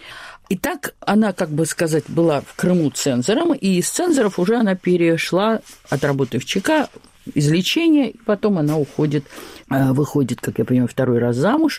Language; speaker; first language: Russian; native; Russian